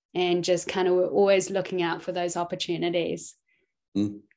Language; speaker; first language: English; native; English